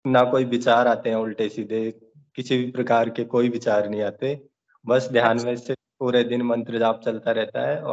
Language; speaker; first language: Hindi; native; Hindi